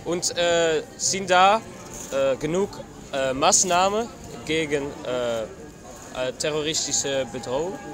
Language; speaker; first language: German; non-native, learner; Dutch